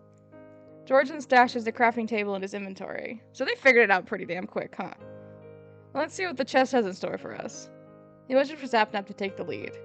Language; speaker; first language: English; native; English